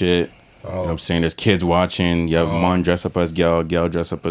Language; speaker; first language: English; native; English